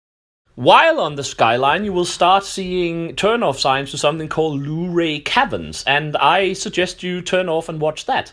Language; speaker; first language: English; non-native, fluent; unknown